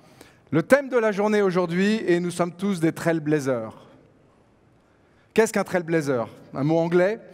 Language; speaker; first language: French; native; French